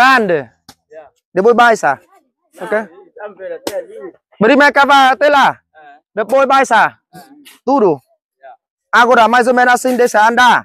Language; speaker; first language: Portuguese; non-native, learner; Vietnamese